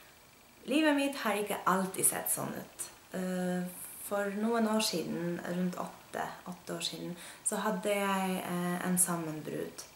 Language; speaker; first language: Norwegian; non-native, fluent; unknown